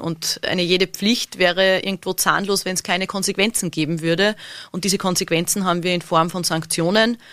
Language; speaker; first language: German; native; German